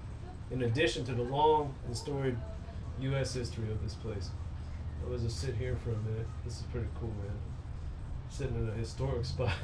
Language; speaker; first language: English; native; English